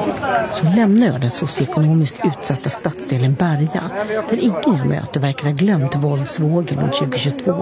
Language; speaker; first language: Swedish; native; Swedish